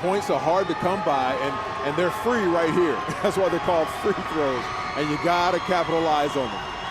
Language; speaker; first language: English; native; English